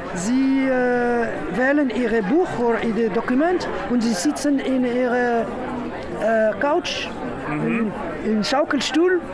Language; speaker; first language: German; non-native, learner; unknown